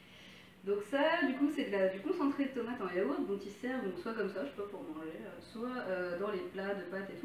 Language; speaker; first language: French; native; French